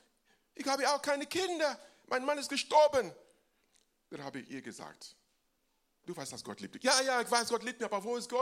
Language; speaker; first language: German; non-native, fluent; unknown